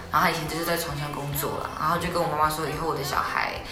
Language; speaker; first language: Chinese; native; Chinese